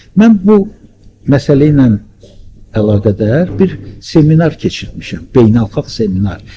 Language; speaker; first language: Azerbaijani; native; Azerbaijani